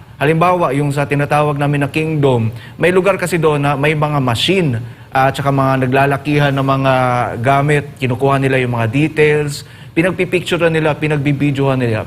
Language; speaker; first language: Filipino; non-native, local second language; Cebuano